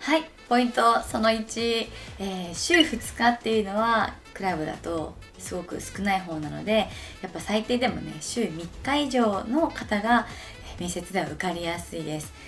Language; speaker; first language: Japanese; native; Japanese